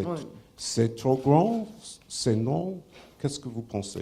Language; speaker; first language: French; non-native, fluent; English